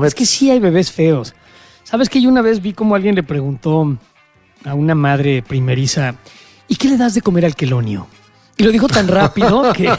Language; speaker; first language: Spanish; native; Spanish